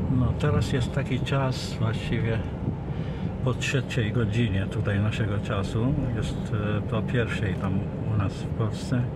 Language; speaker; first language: Polish; non-native, fluent; Arabic